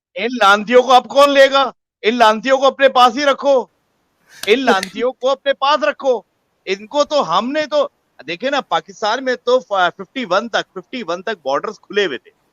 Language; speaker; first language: Urdu; native; Urdu